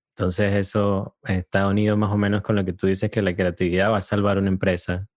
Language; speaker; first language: Spanish; native; Spanish